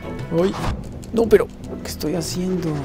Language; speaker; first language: Spanish; native; Spanish